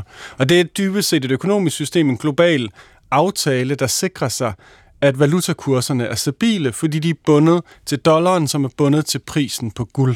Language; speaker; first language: Danish; native; Danish